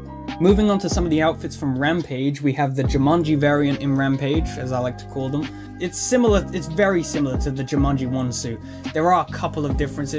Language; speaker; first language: English; native; English